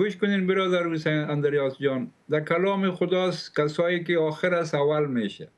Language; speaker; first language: Persian; non-native, local second language; Pashto